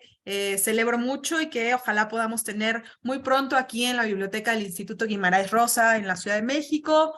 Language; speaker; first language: Spanish; native; Spanish